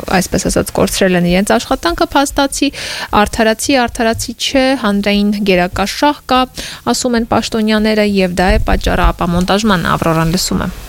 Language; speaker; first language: Armenian; native; Armenian